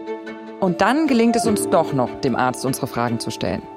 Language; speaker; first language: German; native; German